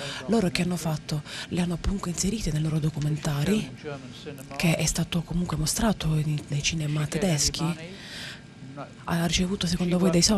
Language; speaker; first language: Italian; native; Italian